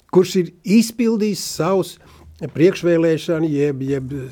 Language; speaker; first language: Latvian; native; Latvian